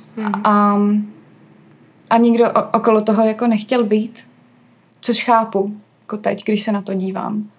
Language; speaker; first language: Czech; early bilingual, other home language; English